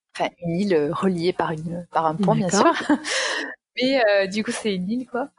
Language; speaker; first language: French; native; French